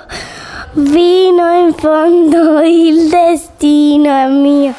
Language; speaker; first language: Italian; native; Italian